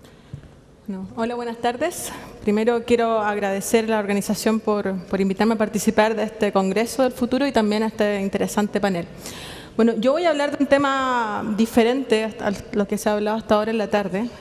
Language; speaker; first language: Spanish; native; Spanish